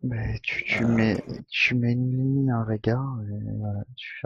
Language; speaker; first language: French; native; French